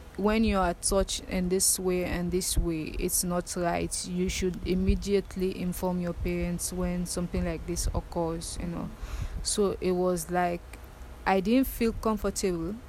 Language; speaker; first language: English; non-native, local second language; Krio